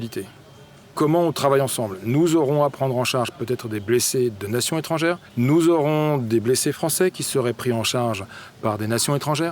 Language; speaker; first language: French; native; French